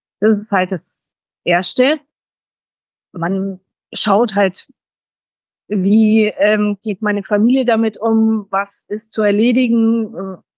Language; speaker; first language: German; early bilingual, heritage; German